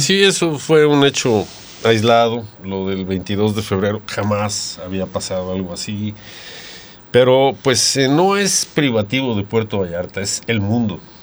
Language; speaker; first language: Spanish; native; Spanish